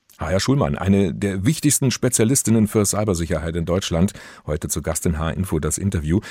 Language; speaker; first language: German; native; German